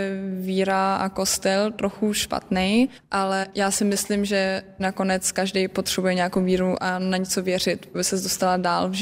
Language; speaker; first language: Czech; early bilingual, heritage; Czech